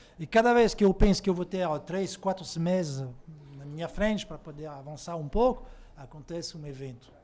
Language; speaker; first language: Portuguese; non-native, fluent; French